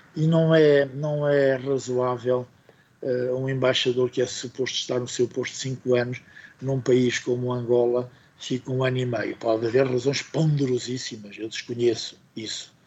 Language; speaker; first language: Portuguese; native; Portuguese